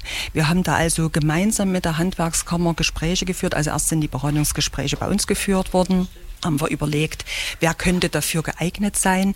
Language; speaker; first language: German; native; German